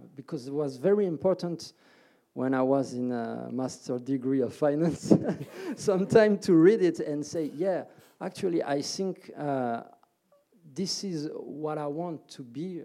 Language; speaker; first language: English; early bilingual, other home language; French